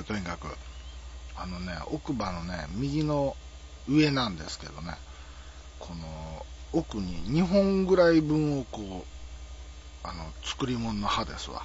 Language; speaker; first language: Japanese; native; Japanese